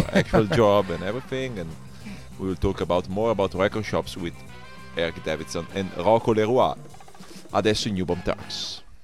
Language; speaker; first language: English; non-native, fluent; Italian